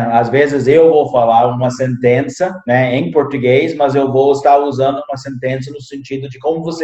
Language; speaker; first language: Portuguese; non-native, fluent; English